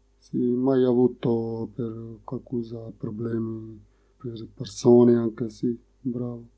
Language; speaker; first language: Italian; non-native, learner; Punjabi